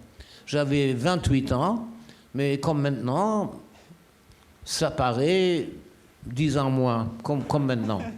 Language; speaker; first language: French; non-native, fluent; German